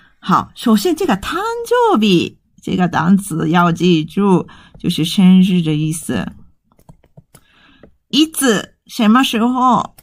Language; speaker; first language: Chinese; non-native, fluent; Japanese